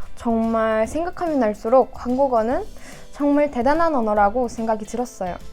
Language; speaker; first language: Korean; non-native, fluent; Russian